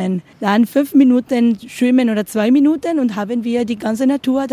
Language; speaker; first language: German; non-native, learner; Spanish